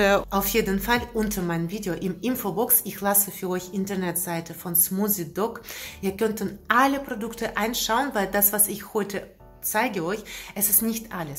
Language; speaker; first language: German; non-native, learner; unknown